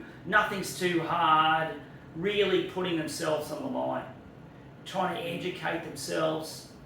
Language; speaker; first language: English; native; English